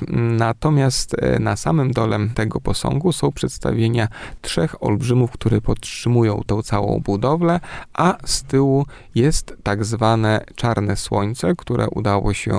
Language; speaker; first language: Polish; native; Polish